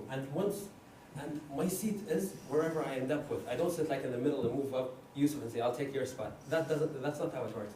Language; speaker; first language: English; non-native, fluent; Arabic